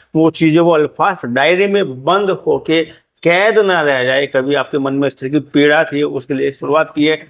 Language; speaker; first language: Hindi; native; Hindi